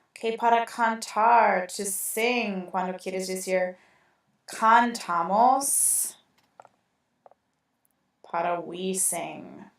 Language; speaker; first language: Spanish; non-native, fluent; English